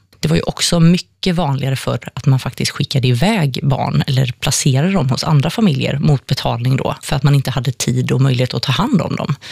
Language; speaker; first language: Swedish; native; Swedish